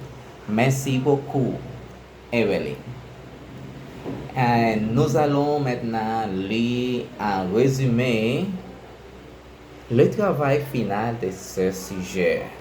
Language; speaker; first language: French; non-native, learner; Spanish